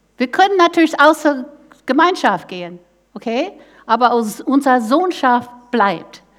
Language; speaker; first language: German; non-native, fluent; English